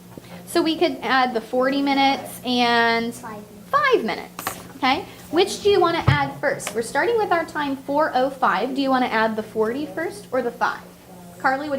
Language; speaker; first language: English; native; English